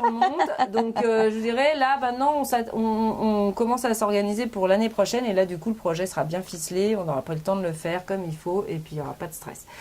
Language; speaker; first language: French; native; French